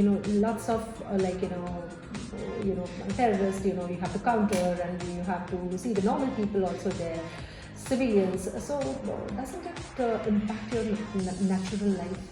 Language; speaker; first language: English; non-native, local second language; Hindi